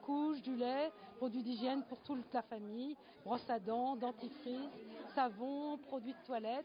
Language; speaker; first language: French; native; French